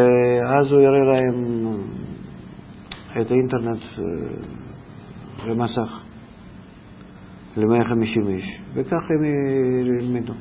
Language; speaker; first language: Hebrew; non-native, fluent; Russian